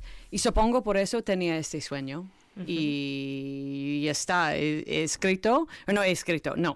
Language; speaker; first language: Spanish; non-native, learner; English